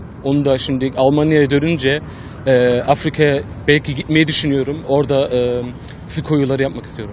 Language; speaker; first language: Turkish; early bilingual, heritage; Turkish